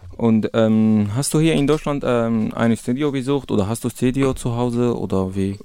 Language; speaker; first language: German; non-native, learner; Arabic